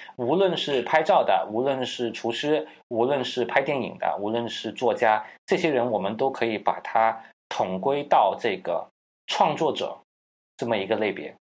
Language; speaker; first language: Chinese; non-native, local second language; Cantonese